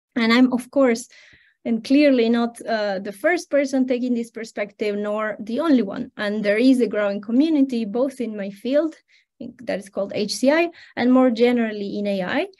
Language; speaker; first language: English; non-native, fluent; Spanish